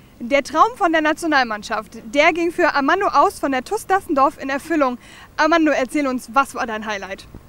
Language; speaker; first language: German; native; German